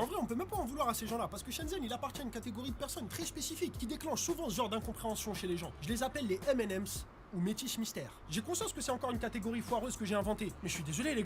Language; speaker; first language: French; native; French